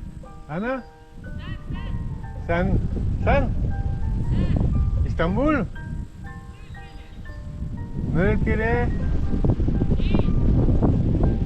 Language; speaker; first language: Turkish; non-native, learner; French